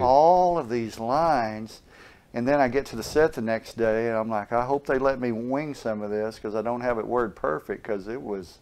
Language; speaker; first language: English; native; English